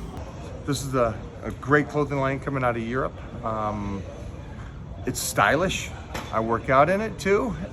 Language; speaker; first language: English; native; English